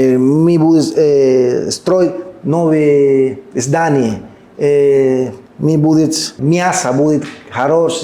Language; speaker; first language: Russian; non-native, learner; Spanish